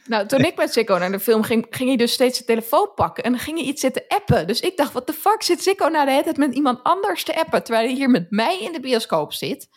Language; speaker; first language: Dutch; native; Dutch